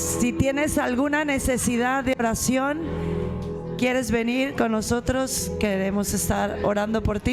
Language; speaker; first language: Spanish; native; Spanish